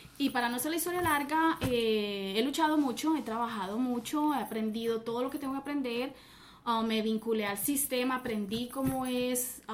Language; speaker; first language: Spanish; native; Spanish